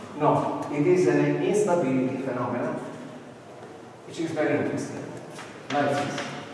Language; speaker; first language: English; non-native, fluent; Italian